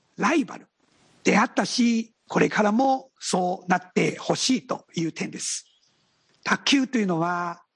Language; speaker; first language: Japanese; non-native, fluent; Chinese